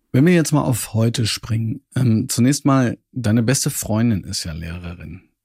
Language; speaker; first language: German; native; German